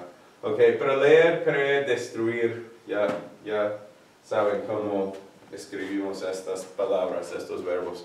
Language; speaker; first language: Spanish; non-native, fluent; English